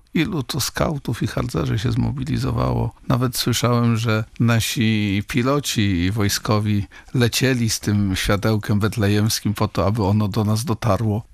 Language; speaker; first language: Polish; native; Polish